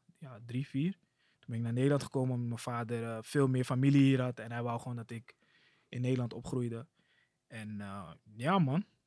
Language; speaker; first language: Dutch; early bilingual, other home language; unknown